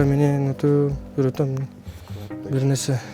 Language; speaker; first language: Kyrgyz; non-native, learner; Russian